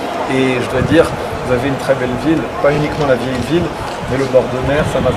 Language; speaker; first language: French; native; French